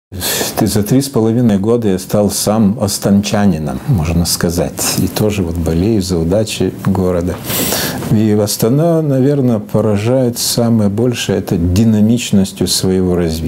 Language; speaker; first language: Russian; non-native, fluent; Lithuanian